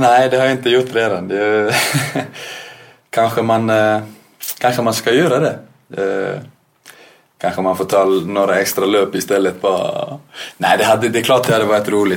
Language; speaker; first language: Swedish; non-native, fluent; Icelandic